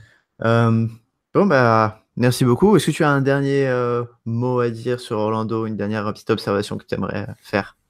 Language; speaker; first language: French; native; French